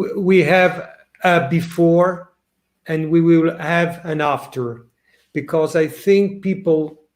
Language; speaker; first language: English; non-native, learner; French